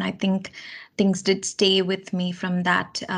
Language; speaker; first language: English; non-native, local second language; Malayalam